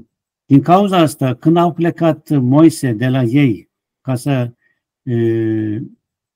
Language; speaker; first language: Romanian; non-native, fluent; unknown